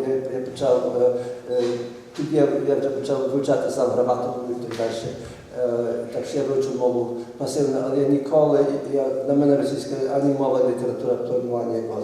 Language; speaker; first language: Ukrainian; early bilingual, heritage; Ukrainian